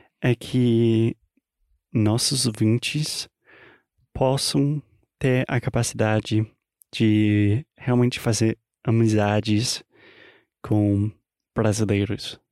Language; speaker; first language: Portuguese; non-native, fluent; English